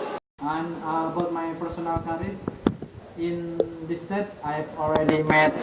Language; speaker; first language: English; non-native, learner; Indonesian